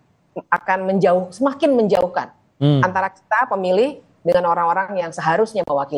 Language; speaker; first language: Indonesian; native; Indonesian